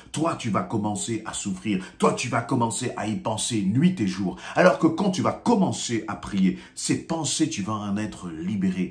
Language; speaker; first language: French; native; French